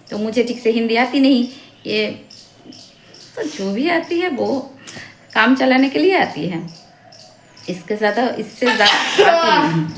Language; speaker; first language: Hindi; non-native, local second language; Bangla